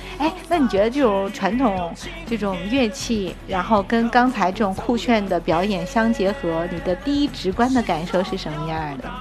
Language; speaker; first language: Chinese; native; Chinese